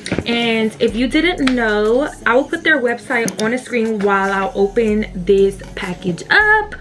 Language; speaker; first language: English; native; English